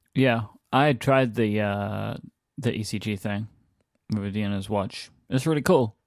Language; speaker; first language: English; native; English